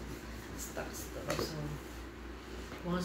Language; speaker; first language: English; non-native, local second language; Filipino